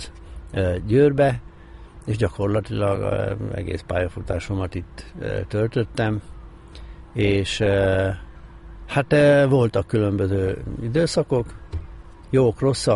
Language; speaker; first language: Hungarian; native; Hungarian